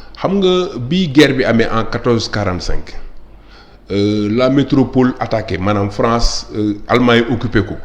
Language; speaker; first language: Wolof; native; Wolof